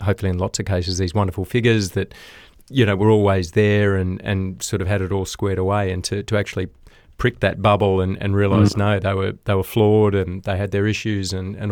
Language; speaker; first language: English; native; English